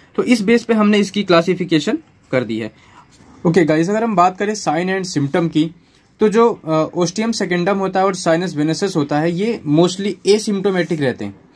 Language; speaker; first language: Hindi; native; Hindi